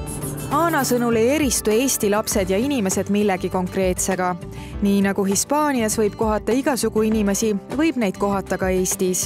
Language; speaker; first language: Estonian; native; Estonian